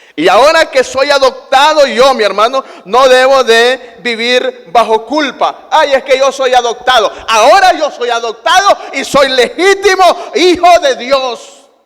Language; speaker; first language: Spanish; native; Spanish